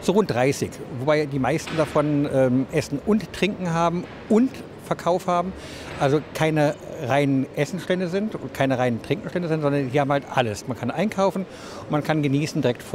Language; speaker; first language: German; native; German